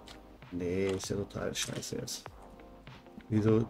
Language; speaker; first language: German; native; German